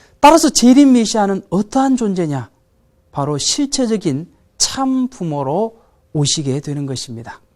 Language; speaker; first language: Korean; native; Korean